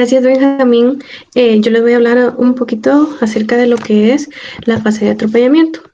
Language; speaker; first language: Spanish; native; Spanish